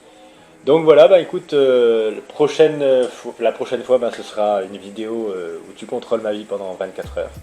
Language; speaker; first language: French; native; French